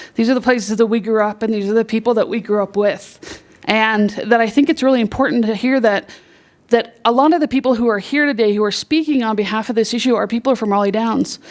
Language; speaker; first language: English; native; English